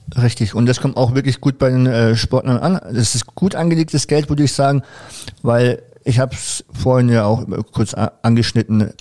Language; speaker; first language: German; native; German